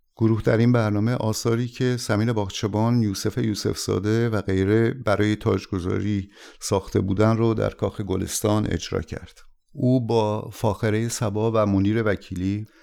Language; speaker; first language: Persian; native; Persian